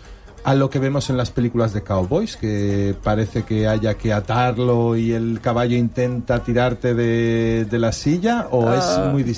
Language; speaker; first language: Spanish; native; Spanish